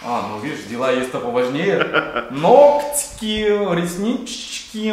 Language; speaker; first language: Russian; native; Russian